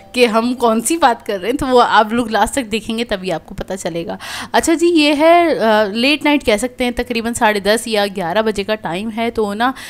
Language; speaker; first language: Hindi; native; Hindi